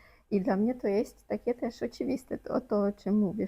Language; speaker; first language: Polish; non-native, fluent; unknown